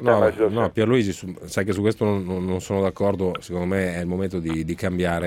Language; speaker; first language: Italian; native; Italian